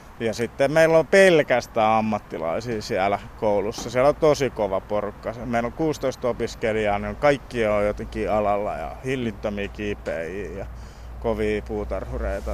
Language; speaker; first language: Finnish; early bilingual, heritage; Finnish